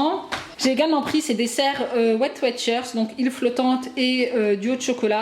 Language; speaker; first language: French; native; French